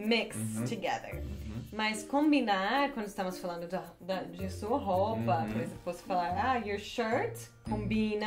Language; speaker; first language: Portuguese; non-native, fluent; English